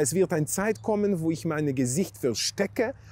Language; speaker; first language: German; non-native, fluent; Hebrew